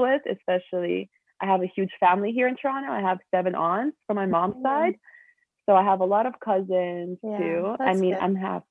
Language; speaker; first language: English; early bilingual, other home language; Albanian